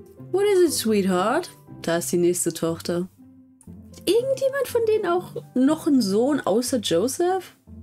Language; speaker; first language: German; native; German